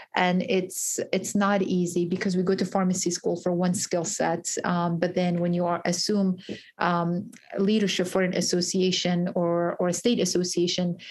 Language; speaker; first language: English; early bilingual, other home language; Kurdish